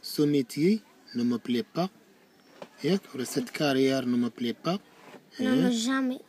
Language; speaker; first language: French; non-native, learner; Arabic